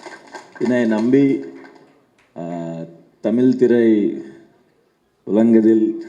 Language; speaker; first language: Tamil; non-native, learner; Telugu